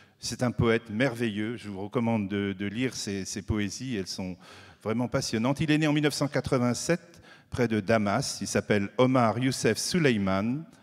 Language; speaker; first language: French; native; French